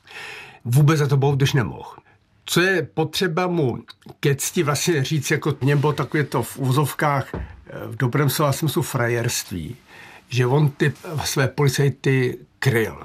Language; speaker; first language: Czech; native; Czech